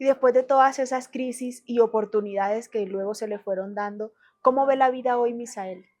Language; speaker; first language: Spanish; native; Spanish